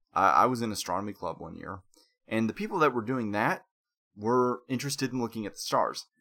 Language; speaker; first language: English; native; English